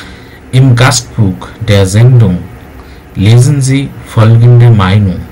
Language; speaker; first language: German; non-native, fluent; Bangla